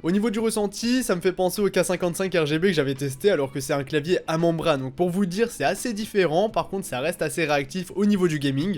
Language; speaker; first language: French; native; French